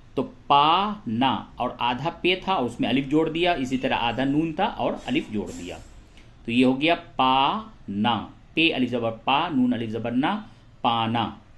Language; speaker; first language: Hindi; native; Hindi